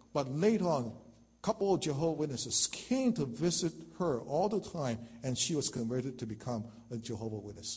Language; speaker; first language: English; non-native, local second language; Chinese